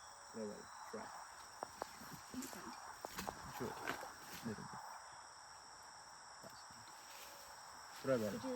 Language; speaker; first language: English; non-native, local second language; Spanish